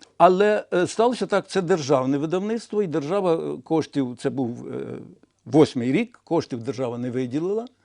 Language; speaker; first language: Ukrainian; non-native, local second language; Russian